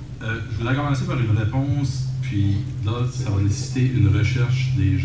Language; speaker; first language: French; native; French